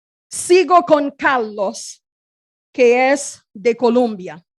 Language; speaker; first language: Spanish; non-native, fluent; Haitian Creole